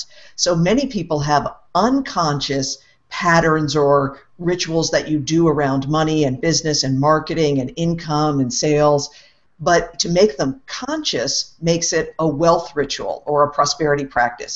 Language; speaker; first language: English; native; English